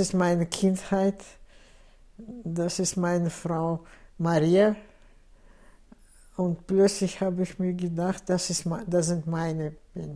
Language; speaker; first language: German; non-native, fluent; Russian